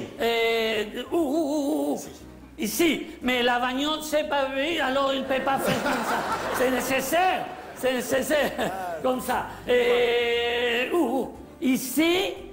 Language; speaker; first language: French; non-native, learner; Spanish